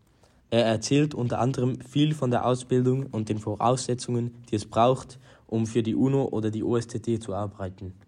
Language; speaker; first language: German; native; German